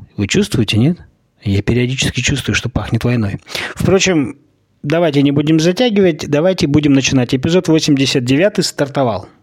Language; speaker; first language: Russian; native; Russian